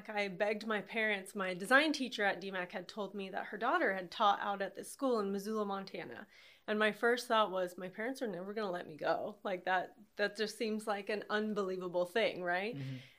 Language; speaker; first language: English; native; English